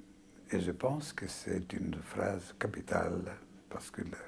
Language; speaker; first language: French; non-native, fluent; Greek